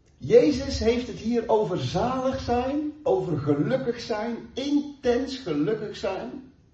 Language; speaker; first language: Dutch; native; Dutch